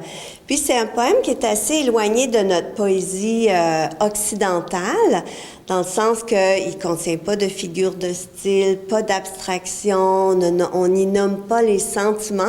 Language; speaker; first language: French; native; French